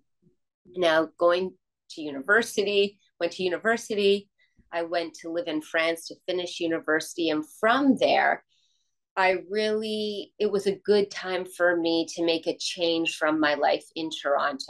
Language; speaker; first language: English; native; English